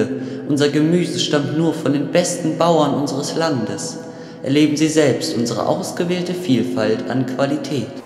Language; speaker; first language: German; native; German